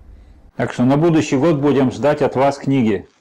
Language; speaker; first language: Russian; native; Russian